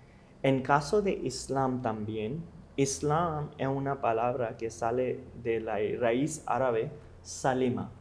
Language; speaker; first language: Spanish; non-native, learner; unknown